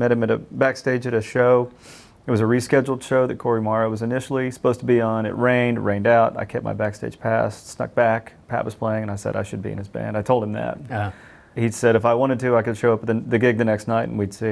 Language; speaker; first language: English; native; English